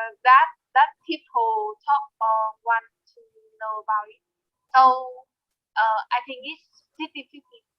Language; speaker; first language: English; non-native, learner; Vietnamese